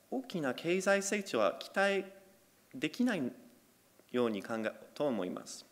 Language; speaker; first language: Japanese; non-native, fluent; Polish